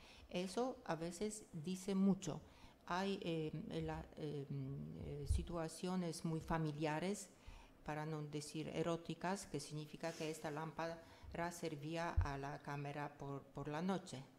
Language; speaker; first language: Spanish; non-native, fluent; Polish